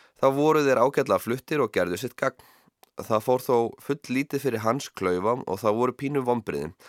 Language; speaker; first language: Icelandic; native; Icelandic